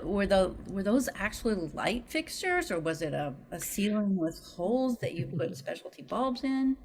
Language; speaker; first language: English; native; English